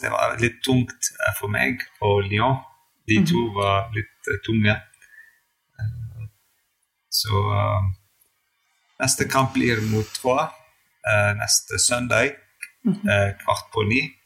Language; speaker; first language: Norwegian; non-native, fluent; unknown